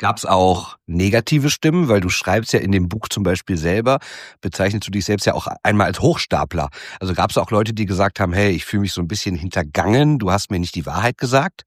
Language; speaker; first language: German; native; German